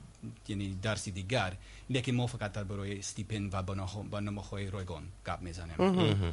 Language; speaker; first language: Persian; non-native, learner; English